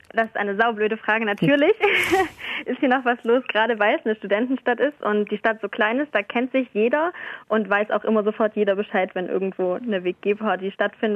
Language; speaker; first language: German; native; German